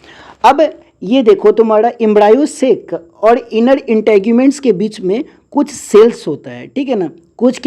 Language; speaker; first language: Hindi; native; Hindi